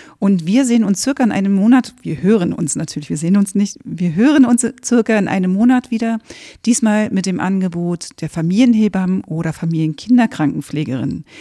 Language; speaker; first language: German; native; German